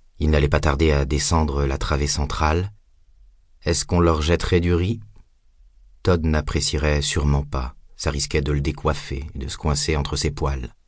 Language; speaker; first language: French; native; French